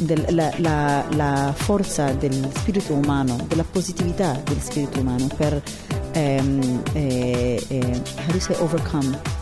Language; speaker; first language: Italian; non-native, learner; Hebrew